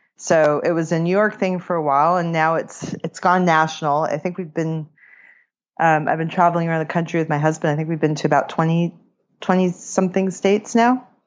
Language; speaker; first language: English; native; English